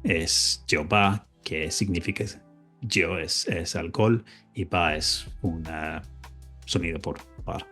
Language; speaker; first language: Spanish; non-native, learner; English